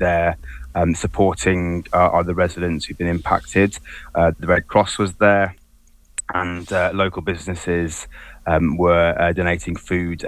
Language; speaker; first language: English; native; English